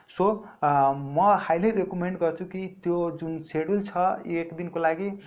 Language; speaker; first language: Nepali; non-native, local second language; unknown